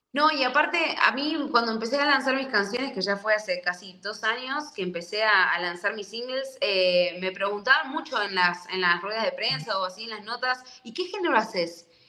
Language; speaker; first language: Spanish; native; Spanish